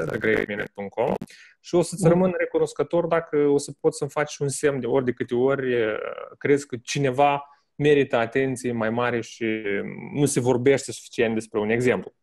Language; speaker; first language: Romanian; native; Romanian